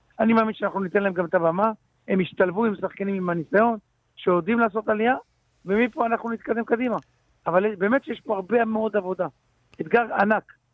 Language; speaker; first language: Hebrew; non-native, local second language; Arabic